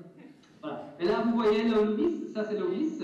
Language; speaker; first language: French; non-native, fluent; German